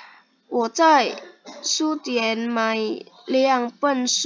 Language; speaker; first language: Chinese; non-native, learner; Indonesian